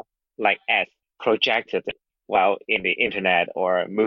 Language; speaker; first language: English; non-native, local second language; Cantonese